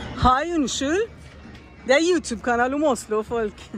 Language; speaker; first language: Norwegian; non-native, learner; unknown